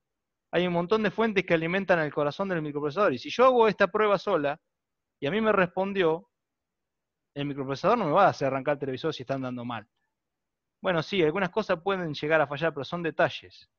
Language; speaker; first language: Spanish; native; Spanish